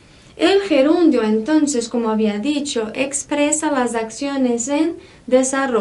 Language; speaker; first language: Spanish; non-native, fluent; Portuguese